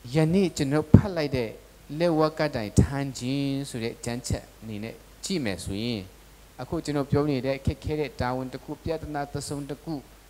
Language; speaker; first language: Burmese; non-native, local second language; Tedim Chin